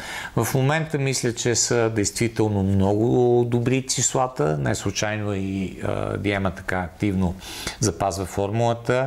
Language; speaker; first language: Bulgarian; native; Bulgarian